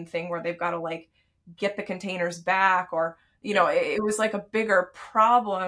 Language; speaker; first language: English; native; English